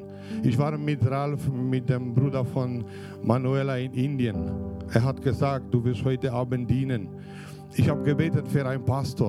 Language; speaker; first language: German; non-native, fluent; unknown